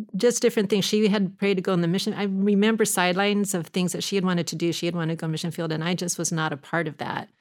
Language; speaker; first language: English; native; English